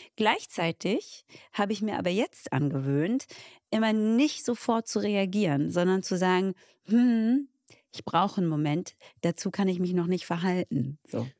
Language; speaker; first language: German; early bilingual, other home language; Tigrinya